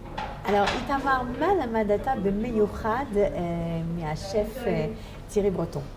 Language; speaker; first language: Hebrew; non-native, fluent; French